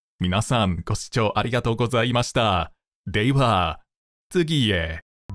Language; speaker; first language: Japanese; non-native, fluent; English